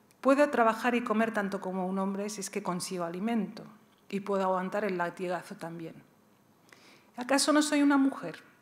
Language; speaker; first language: Spanish; early bilingual, other home language; Riffian